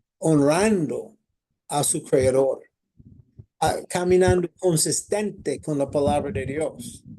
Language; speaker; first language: Spanish; non-native, fluent; English